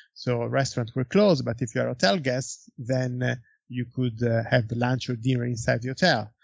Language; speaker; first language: English; non-native, fluent; Italian